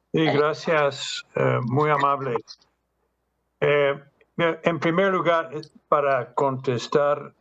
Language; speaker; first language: Spanish; non-native, fluent; English